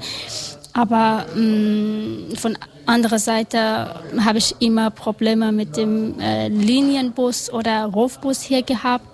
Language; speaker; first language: German; non-native, learner; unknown